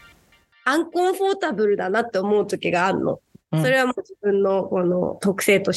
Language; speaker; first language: Japanese; native; Japanese